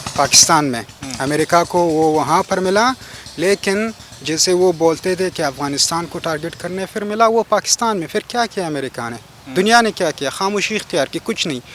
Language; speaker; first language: Hindi; non-native, fluent; Pashto